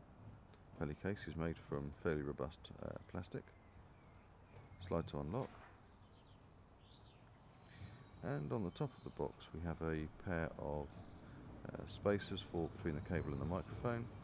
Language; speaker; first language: English; native; English